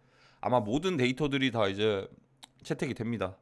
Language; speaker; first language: Korean; native; Korean